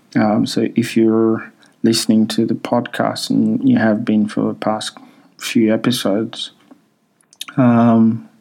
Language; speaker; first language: English; early bilingual, other home language; Swahili